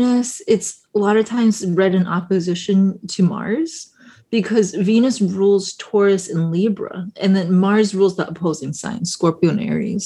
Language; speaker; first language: English; native; English